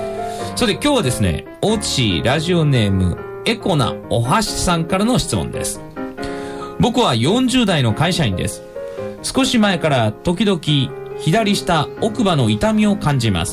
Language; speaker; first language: Japanese; native; Japanese